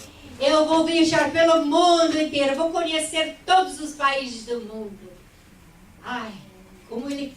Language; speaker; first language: Portuguese; non-native, fluent; English